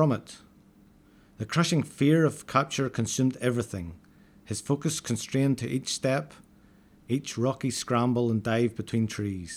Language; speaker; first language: English; native; English